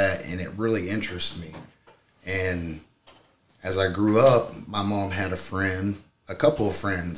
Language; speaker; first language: English; native; English